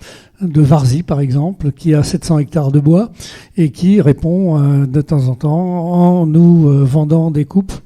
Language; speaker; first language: French; native; French